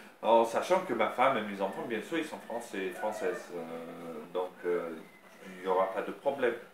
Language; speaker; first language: French; non-native, fluent; English